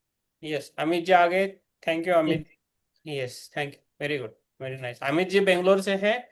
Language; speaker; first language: Hindi; native; Hindi